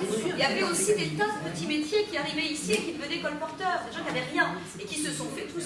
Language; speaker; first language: French; native; French